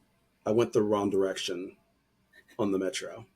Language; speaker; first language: English; native; English